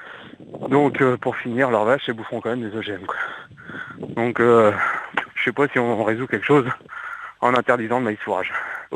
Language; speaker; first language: French; native; French